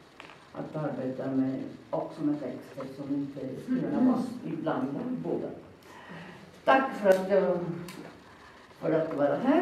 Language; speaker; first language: Swedish; non-native, fluent; Italian